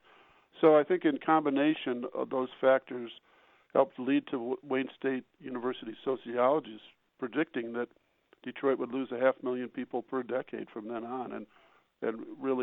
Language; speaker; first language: English; native; English